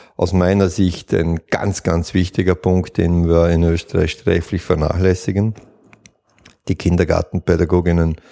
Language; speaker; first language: German; native; German